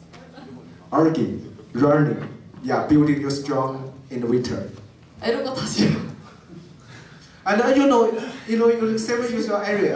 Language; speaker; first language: English; non-native, learner; Chinese